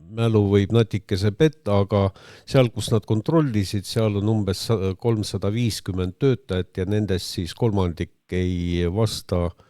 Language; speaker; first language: Estonian; non-native, local second language; Russian